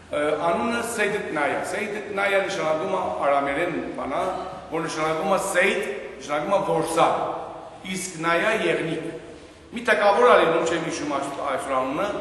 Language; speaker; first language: Armenian; early bilingual, heritage; Armenian